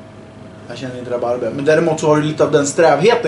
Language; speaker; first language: Swedish; native; Swedish